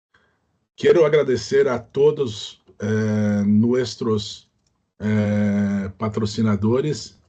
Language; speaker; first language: Spanish; non-native, learner; Portuguese